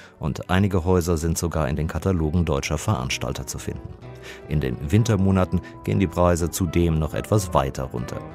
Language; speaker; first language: German; native; German